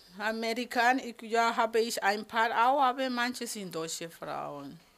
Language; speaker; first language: German; non-native, learner; Spanish